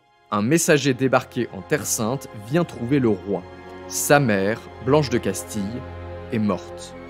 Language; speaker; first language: French; native; French